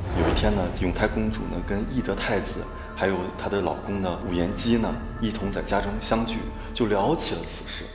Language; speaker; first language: Chinese; native; Chinese